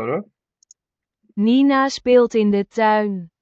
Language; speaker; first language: Dutch; non-native, fluent; Turkish